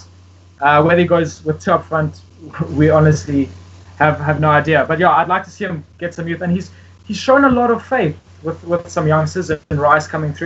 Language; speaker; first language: English; native; English